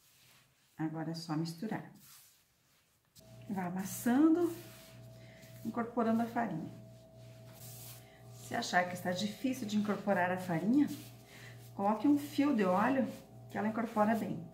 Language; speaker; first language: Portuguese; native; Portuguese